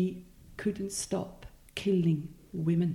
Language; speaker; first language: English; non-native, fluent; Swiss German